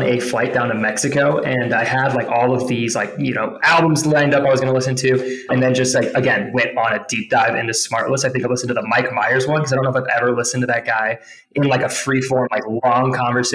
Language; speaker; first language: English; native; English